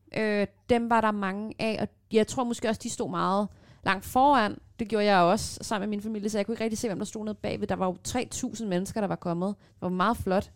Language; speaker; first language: Danish; early bilingual, other home language; Persian